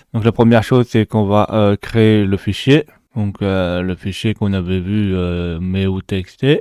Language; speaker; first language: French; native; French